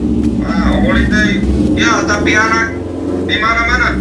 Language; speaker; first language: Indonesian; non-native, learner; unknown